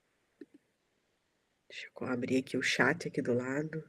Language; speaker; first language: Portuguese; native; Portuguese